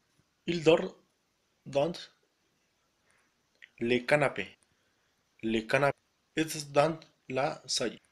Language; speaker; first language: French; non-native, learner; Spanish